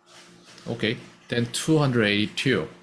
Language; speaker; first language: English; non-native, fluent; Korean